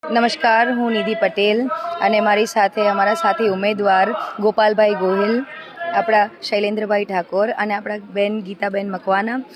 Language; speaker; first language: Gujarati; native; Gujarati